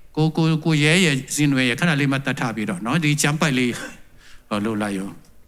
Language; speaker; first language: Burmese; non-native, local second language; Tedim Chin